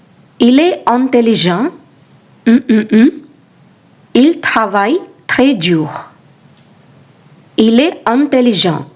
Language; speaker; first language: French; non-native, fluent; Telugu